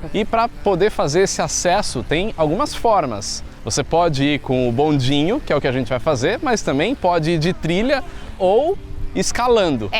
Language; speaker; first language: Portuguese; native; Portuguese